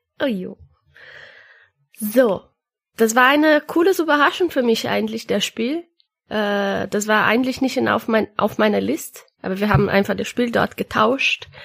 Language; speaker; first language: German; non-native, learner; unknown